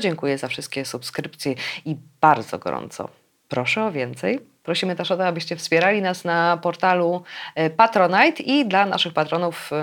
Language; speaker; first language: Polish; native; Polish